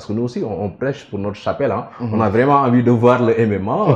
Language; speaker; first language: French; non-native, local second language; Wolof